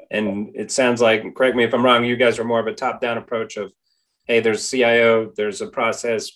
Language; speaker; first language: English; native; English